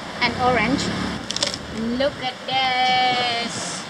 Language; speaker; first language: English; non-native, local second language; Thai